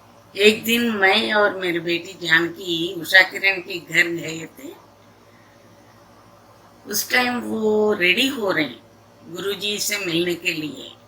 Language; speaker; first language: Hindi; non-native, local second language; Telugu